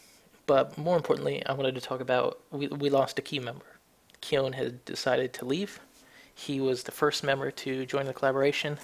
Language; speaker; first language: English; native; English